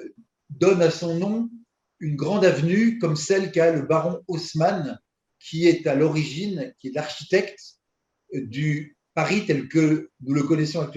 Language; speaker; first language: French; native; French